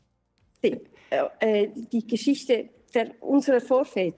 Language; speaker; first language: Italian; non-native, learner; German